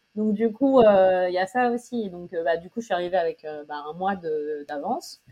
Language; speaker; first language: French; native; French